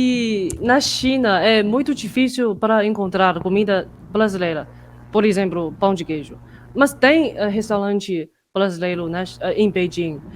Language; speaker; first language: Portuguese; non-native, fluent; Chinese